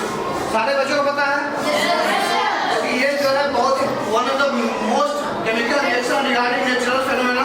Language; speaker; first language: Hindi; native; Hindi